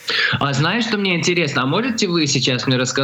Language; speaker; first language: Russian; early bilingual, heritage; Russian